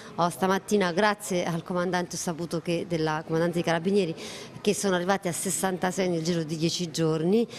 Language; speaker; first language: Italian; early bilingual, other home language; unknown